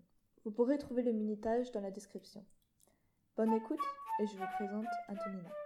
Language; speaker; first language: French; native; French